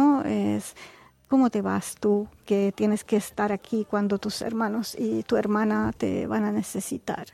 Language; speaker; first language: Spanish; non-native, fluent; Arabic